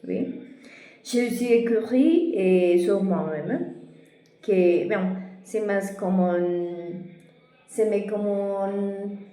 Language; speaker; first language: French; non-native, fluent; Spanish